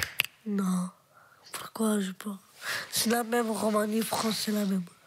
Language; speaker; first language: French; non-native, learner; Romanian